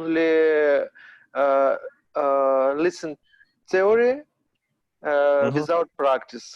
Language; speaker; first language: English; non-native, learner; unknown